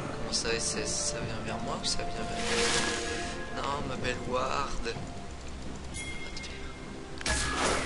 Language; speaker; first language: French; native; French